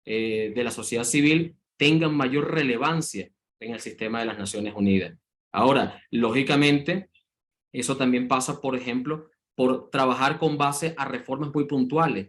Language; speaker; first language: Spanish; native; Spanish